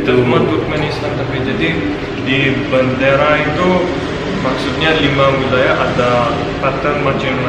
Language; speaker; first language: Indonesian; non-native, fluent; Turkmen